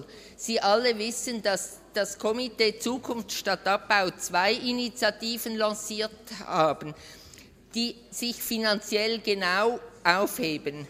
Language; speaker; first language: German; native; German